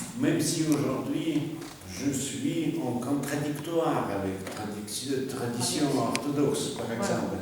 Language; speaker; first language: French; non-native, learner; Russian